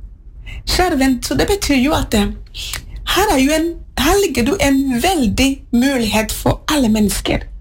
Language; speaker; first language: Norwegian; non-native, fluent; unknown